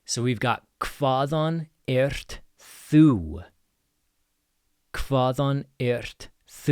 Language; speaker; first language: Icelandic; non-native, fluent; English